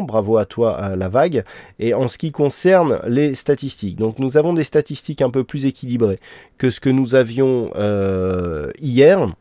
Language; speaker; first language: French; native; French